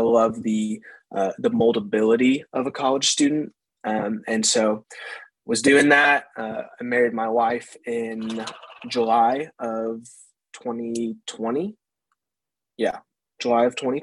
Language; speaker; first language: English; native; English